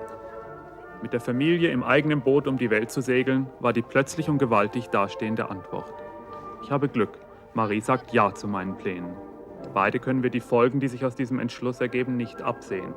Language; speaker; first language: German; native; German